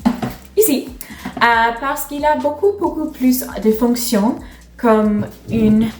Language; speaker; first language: French; non-native, learner; English